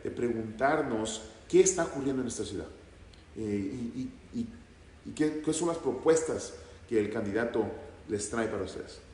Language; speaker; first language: Spanish; early bilingual, heritage; Spanish